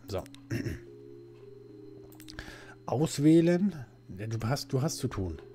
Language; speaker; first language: German; native; German